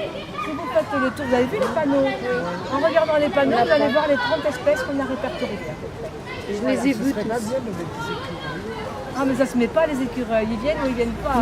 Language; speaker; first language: French; native; French